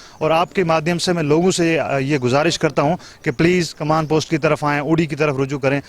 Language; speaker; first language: Urdu; non-native, local second language; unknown